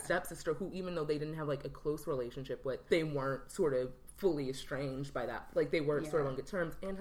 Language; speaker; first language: English; native; English